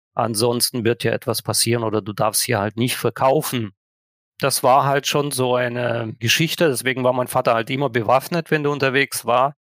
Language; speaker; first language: German; non-native, fluent; Russian